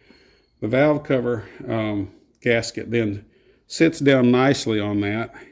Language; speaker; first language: English; native; English